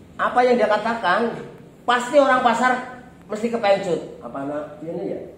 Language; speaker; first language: Indonesian; non-native, local second language; Javanese